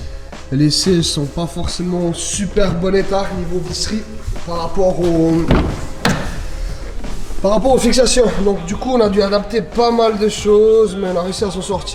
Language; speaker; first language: French; native; French